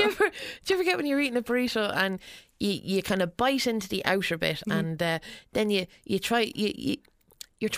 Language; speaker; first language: English; native; English